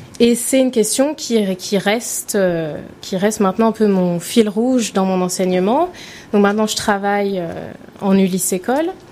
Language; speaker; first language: French; native; French